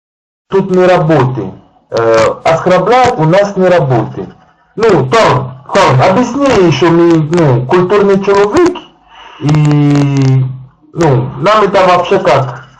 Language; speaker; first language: Russian; non-native, learner; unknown